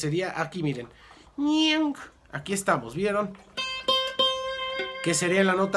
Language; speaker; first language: Spanish; native; Spanish